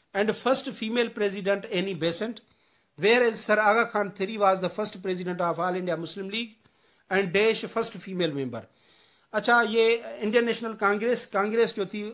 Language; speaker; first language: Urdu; non-native, local second language; Sindhi